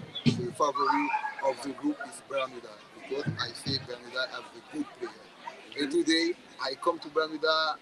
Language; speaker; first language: English; non-native, learner; French